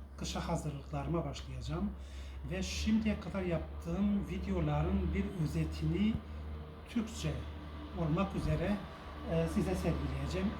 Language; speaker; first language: Turkish; non-native, local second language; Kurdish